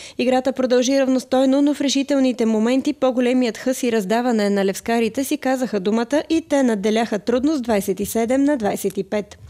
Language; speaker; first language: Bulgarian; native; Bulgarian